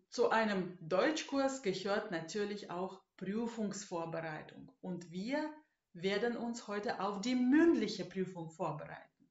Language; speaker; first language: German; non-native, fluent; Russian